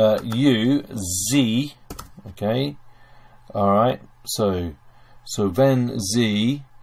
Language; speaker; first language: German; non-native, fluent; English